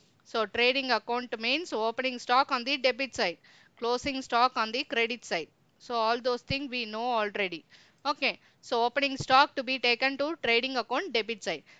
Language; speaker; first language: English; non-native, local second language; Tamil